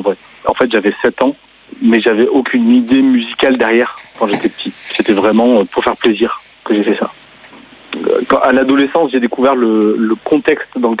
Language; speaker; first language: French; native; French